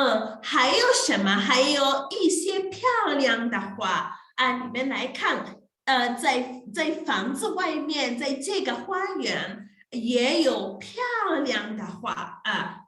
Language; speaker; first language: Chinese; non-native, fluent; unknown